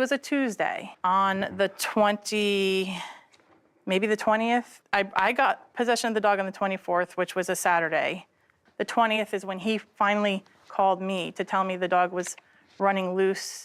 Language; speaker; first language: English; native; English